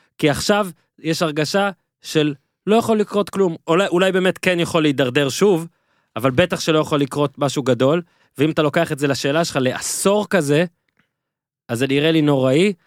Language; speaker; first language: Hebrew; native; Hebrew